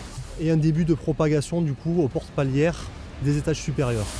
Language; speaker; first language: French; native; French